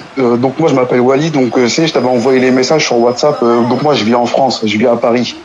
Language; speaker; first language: French; non-native, local second language; Wolof